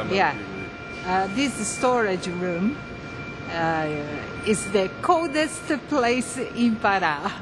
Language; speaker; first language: English; non-native, fluent; Portuguese